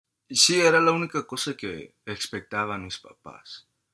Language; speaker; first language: Spanish; early bilingual, heritage; Spanish